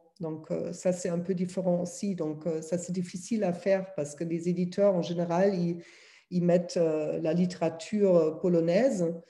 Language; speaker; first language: French; non-native, fluent; German